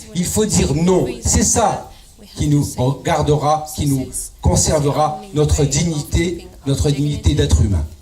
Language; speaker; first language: French; native; French